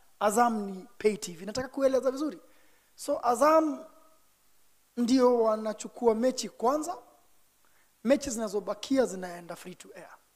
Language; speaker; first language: Swahili; non-native, local second language; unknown